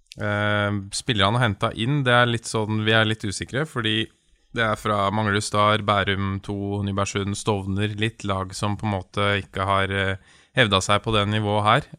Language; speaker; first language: Norwegian; native; Norwegian